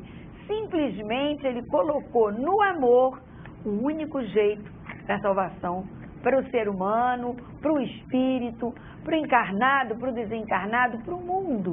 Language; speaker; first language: Portuguese; native; Portuguese